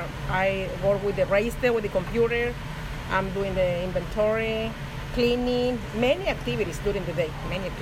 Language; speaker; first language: English; non-native, learner; Spanish